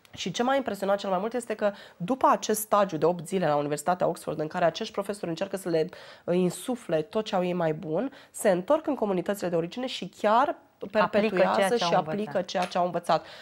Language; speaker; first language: Romanian; native; Romanian